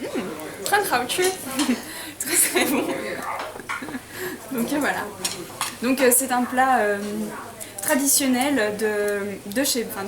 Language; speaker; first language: French; non-native, fluent; Chinese